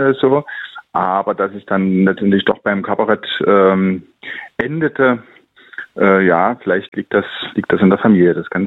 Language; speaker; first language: German; native; German